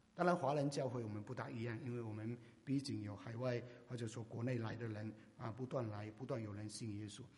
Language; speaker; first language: Chinese; non-native, local second language; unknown